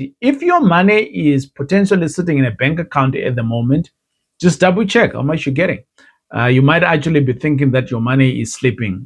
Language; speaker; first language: English; non-native, local second language; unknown